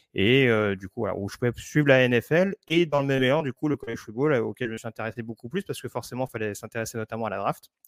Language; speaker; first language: French; native; French